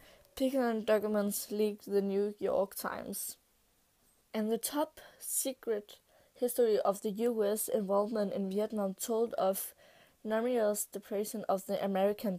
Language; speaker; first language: English; non-native, learner; Danish